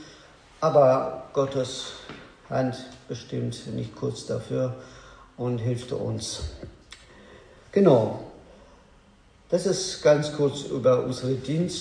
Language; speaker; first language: German; non-native, learner; Azerbaijani